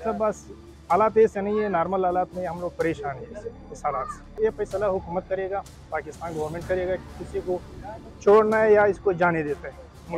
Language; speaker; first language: Hindi; non-native, local second language; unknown